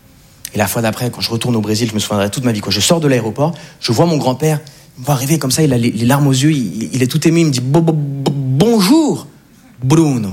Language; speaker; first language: French; native; French